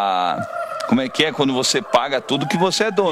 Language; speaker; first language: Portuguese; native; Portuguese